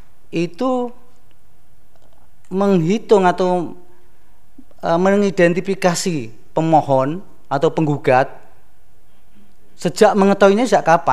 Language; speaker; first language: Indonesian; native; Indonesian